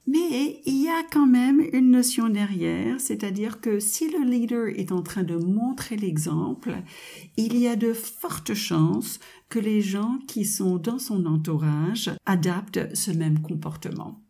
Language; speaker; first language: French; non-native, fluent; English